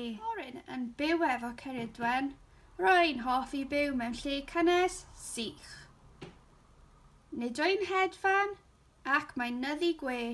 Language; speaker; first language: Welsh; non-native, local second language; English